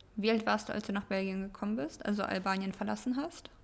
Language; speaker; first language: German; early bilingual, other home language; Russian